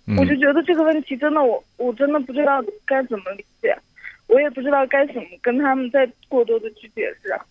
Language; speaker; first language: Chinese; non-native, local second language; Uyghur